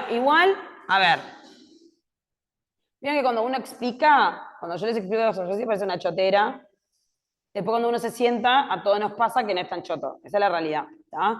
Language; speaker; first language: Spanish; native; Spanish